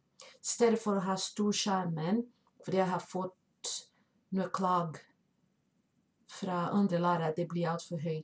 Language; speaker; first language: Norwegian; non-native, fluent; Spanish